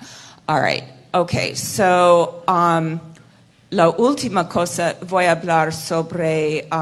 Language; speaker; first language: Spanish; non-native, fluent; English